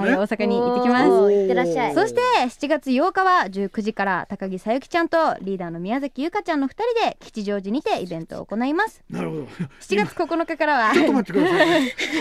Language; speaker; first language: Japanese; native; Japanese